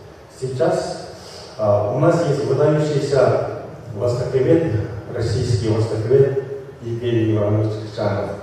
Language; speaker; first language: Russian; non-native, local second language; Kyrgyz